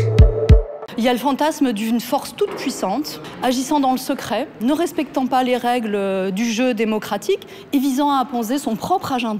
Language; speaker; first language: French; native; French